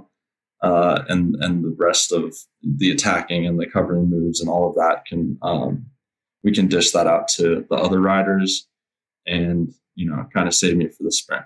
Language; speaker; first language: English; native; English